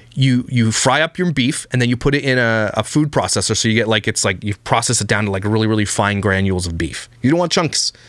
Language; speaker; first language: English; native; English